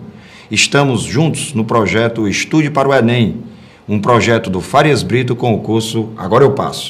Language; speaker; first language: Portuguese; native; Portuguese